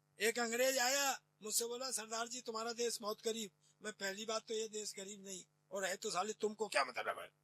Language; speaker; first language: Hindi; native; Hindi